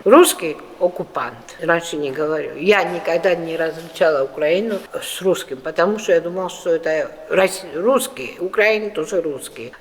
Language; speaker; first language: Russian; non-native, fluent; Georgian